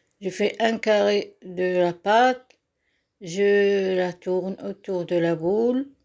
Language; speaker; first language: French; non-native, local second language; Arabic